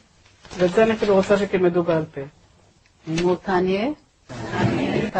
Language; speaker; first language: Hebrew; native; Hebrew